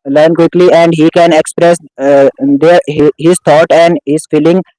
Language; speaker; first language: English; non-native, learner; Hindi